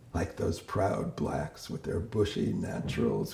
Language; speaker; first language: English; native; English